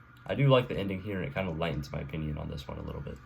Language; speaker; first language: English; native; English